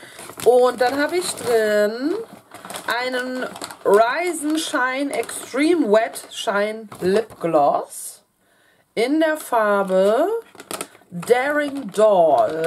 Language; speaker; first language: German; native; German